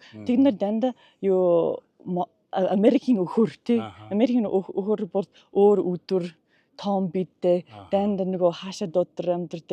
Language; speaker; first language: Mongolian; non-native, learner; English